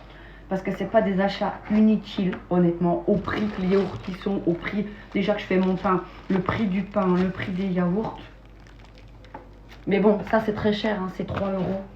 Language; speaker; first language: French; native; French